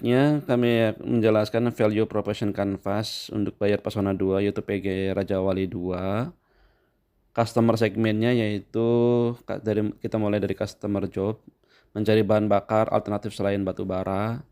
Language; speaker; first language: Indonesian; native; Indonesian